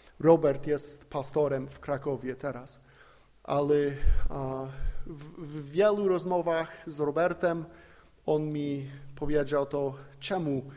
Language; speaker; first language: Polish; non-native, fluent; English